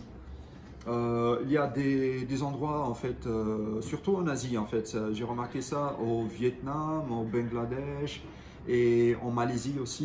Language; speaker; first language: French; non-native, local second language; Arabic